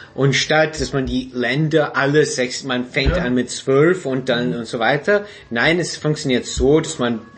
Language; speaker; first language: German; non-native, fluent; English